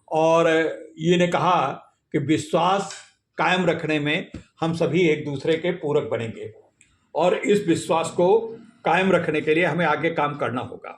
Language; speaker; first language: Hindi; native; Hindi